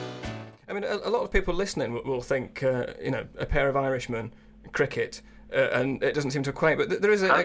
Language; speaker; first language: English; native; English